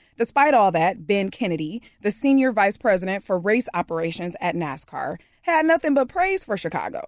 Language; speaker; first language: English; native; English